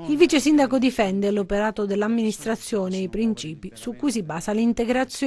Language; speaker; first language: Italian; native; Italian